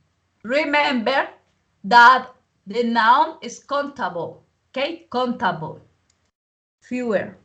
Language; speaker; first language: English; non-native, learner; Spanish